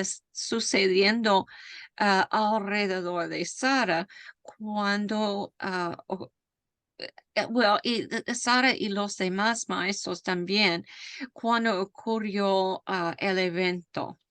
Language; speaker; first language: Spanish; non-native, fluent; English